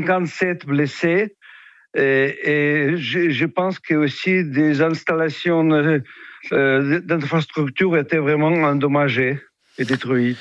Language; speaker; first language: French; non-native, fluent; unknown